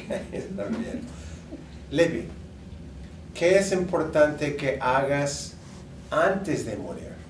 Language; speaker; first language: Spanish; non-native, fluent; English